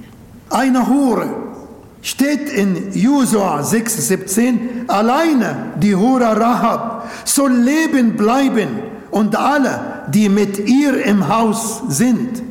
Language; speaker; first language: German; non-native, local second language; Arabic